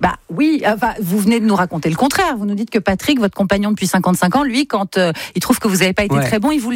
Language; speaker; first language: French; native; French